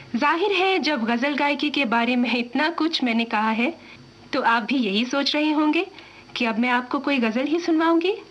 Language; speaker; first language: Hindi; non-native, local second language; Tamil